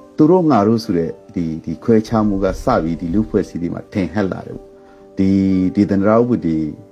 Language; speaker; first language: Burmese; non-native, local second language; Rohingya